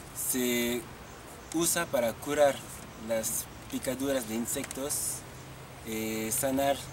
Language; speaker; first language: Spanish; non-native, learner; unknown